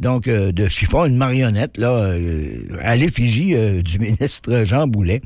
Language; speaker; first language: French; native; French